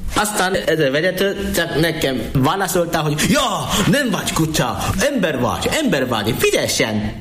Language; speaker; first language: Hungarian; non-native, learner; Korean